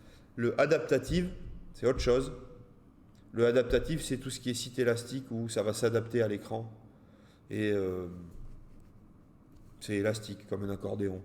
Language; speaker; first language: French; native; French